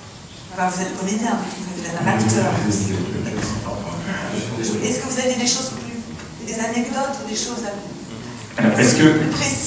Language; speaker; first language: French; native; French